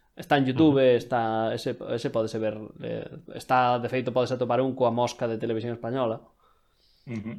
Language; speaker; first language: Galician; non-native, local second language; Spanish